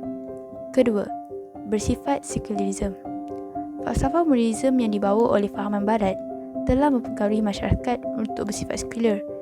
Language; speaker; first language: Malay; native; Malay